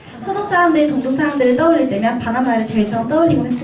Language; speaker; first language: Korean; native; Korean